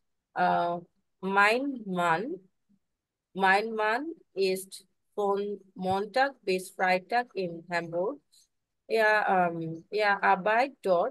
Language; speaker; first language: German; non-native, learner; Bangla